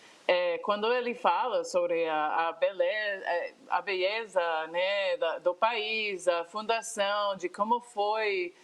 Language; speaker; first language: Portuguese; non-native, fluent; English